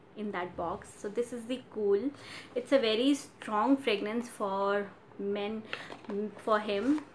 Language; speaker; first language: English; non-native, local second language; Hindi